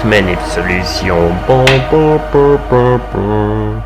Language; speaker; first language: French; native; French